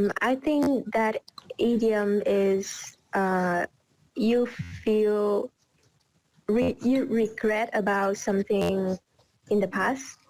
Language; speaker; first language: English; non-native, learner; Vietnamese